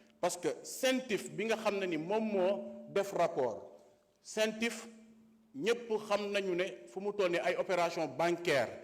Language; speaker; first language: Wolof; non-native, local second language; Fula